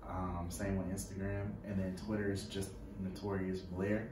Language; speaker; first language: English; native; English